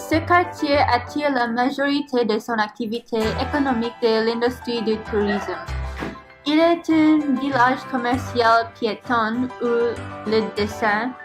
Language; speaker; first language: French; non-native, local second language; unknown